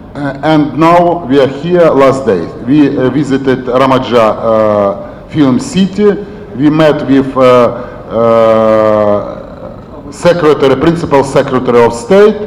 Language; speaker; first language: English; non-native, learner; Ukrainian